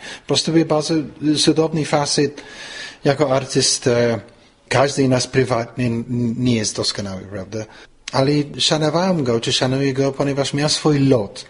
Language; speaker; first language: Polish; non-native, fluent; English